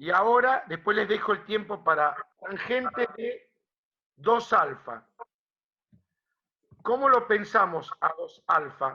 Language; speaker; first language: Spanish; native; Spanish